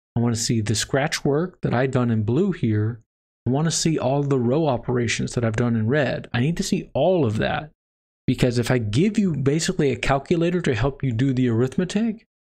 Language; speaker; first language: English; native; English